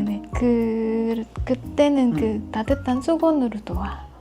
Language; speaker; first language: Korean; non-native, fluent; Indonesian